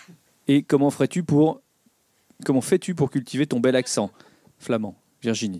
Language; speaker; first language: French; native; French